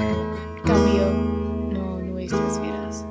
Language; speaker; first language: Spanish; non-native, learner; English